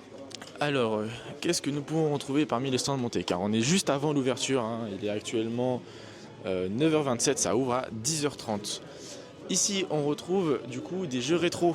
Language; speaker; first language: French; native; French